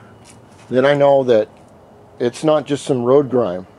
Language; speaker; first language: English; native; English